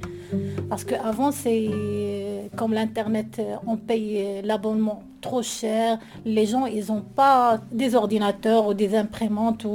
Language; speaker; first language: French; non-native, learner; Arabic